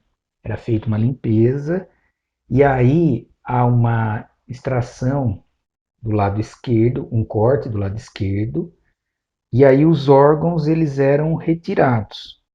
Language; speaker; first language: Portuguese; native; Portuguese